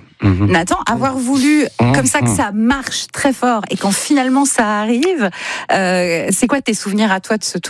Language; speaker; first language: French; native; French